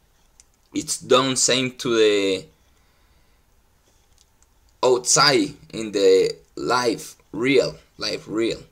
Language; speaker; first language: English; non-native, learner; Spanish